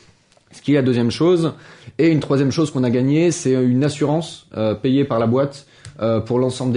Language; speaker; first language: French; native; French